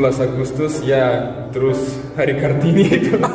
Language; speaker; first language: Indonesian; non-native, fluent; Russian